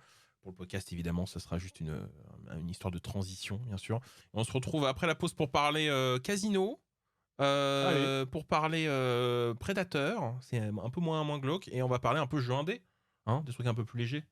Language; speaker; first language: French; native; French